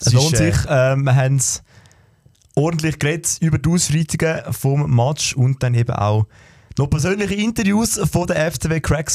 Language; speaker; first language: German; native; German